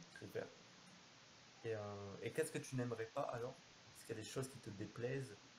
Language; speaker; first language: French; native; French